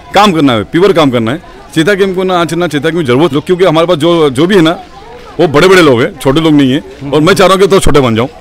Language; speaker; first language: Hindi; non-native, local second language; Urdu